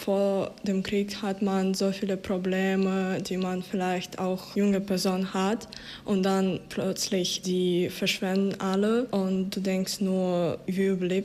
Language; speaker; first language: German; non-native, fluent; Ukrainian